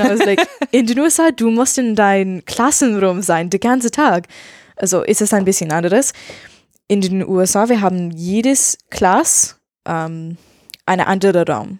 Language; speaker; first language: German; non-native, learner; English